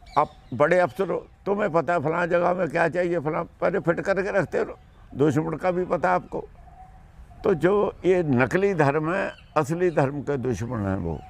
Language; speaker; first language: Hindi; non-native, local second language; Punjabi